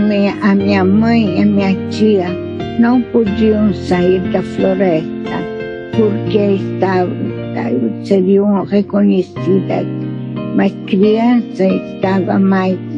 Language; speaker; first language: Portuguese; non-native, fluent; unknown